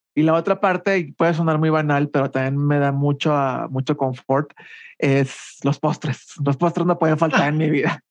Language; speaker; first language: Spanish; native; Spanish